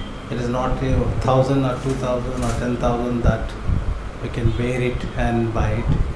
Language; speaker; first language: English; non-native, local second language; Tamil